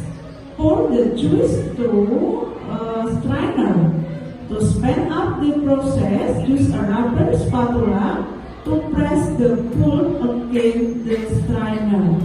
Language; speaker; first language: English; non-native, learner; Indonesian